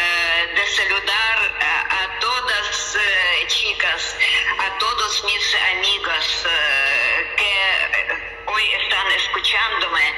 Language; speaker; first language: Spanish; non-native, learner; Russian